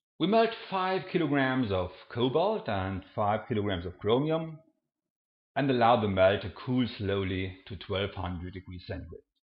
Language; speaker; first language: English; non-native, fluent; German